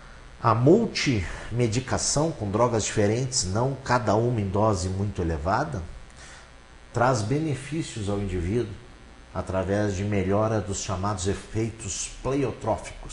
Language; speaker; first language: Portuguese; native; Portuguese